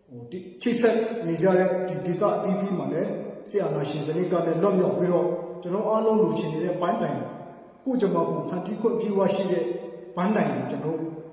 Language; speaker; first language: Burmese; non-native, local second language; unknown